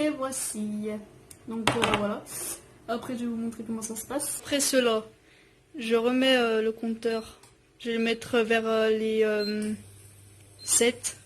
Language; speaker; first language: French; native; French